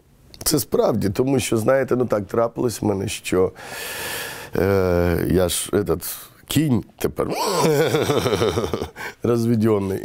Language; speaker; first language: Ukrainian; non-native, local second language; Romany